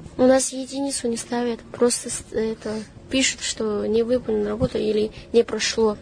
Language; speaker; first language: Russian; non-native, fluent; Chinese